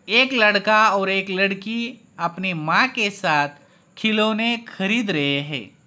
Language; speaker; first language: Hindi; non-native, local second language; Marathi